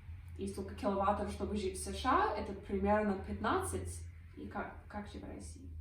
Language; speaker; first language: Russian; non-native, fluent; English